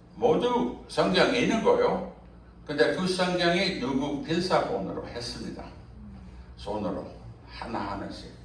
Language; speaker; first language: Korean; non-native, fluent; English